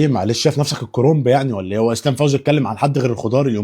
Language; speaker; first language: Arabic; native; Arabic